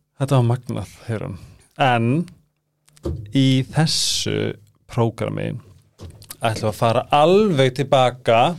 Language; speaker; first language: Icelandic; native; Icelandic